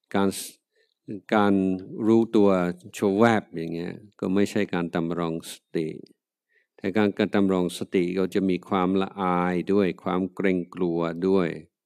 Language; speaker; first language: Thai; non-native, fluent; English